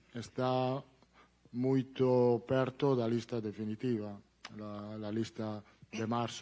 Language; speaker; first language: Portuguese; non-native, learner; Italian